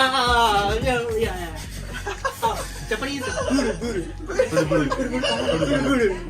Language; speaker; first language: Japanese; non-native, learner; English